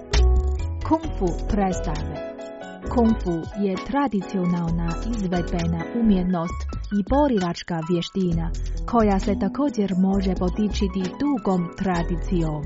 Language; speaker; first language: Croatian; native; Croatian